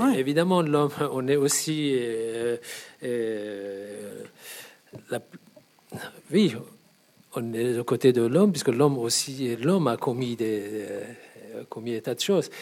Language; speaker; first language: French; non-native, fluent; Persian